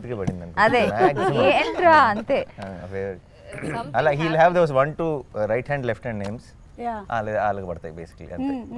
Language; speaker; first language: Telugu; non-native, learner; Tamil